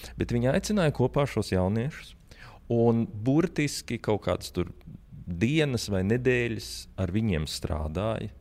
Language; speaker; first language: Latvian; native; Latvian